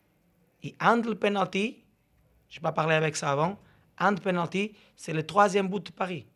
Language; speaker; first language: French; non-native, learner; Portuguese